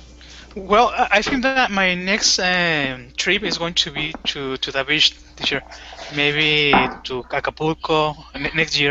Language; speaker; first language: English; non-native, fluent; Spanish